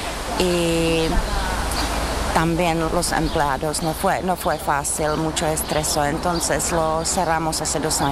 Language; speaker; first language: Spanish; non-native, fluent; Czech